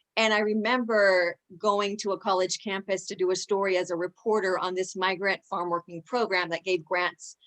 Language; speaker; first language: English; early bilingual, other home language; Spanish